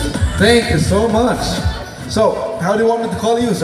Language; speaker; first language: English; non-native, local second language; Filipino